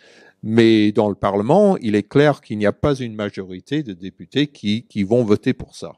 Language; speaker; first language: French; early bilingual, other home language; English